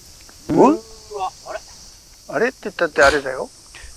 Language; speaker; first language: Japanese; native; Japanese